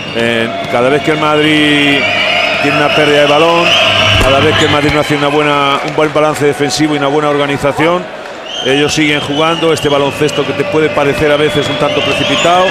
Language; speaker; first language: Spanish; native; Spanish